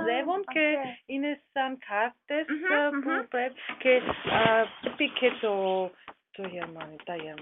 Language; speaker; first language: Greek; non-native, learner; German